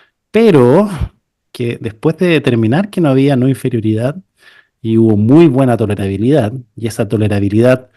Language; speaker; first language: Spanish; native; Spanish